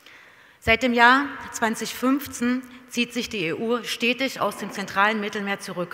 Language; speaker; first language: German; native; German